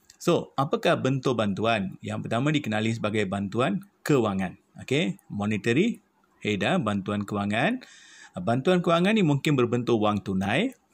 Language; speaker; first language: Malay; non-native, local second language; Malayalam